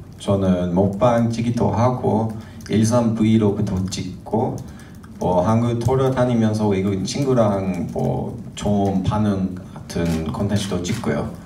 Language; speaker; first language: Korean; non-native, fluent; English